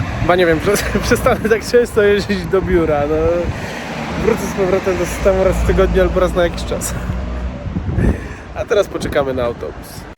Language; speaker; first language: Polish; native; Polish